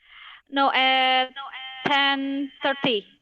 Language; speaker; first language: English; non-native, local second language; Indonesian